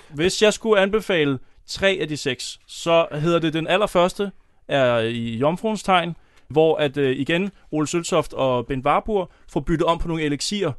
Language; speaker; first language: Danish; native; Danish